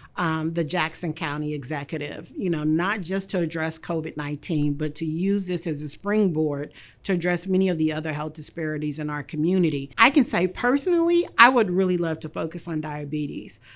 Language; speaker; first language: English; native; English